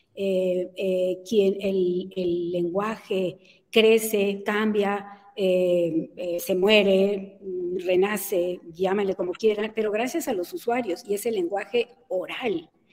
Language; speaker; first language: Spanish; native; Spanish